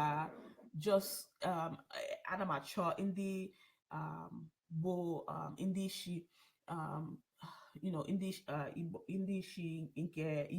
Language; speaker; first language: Igbo; early bilingual, heritage; English